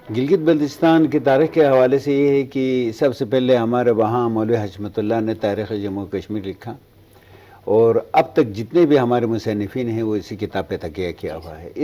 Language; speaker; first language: Urdu; non-native, local second language; Balti